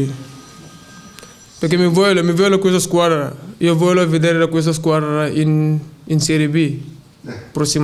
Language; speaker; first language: Italian; non-native, learner; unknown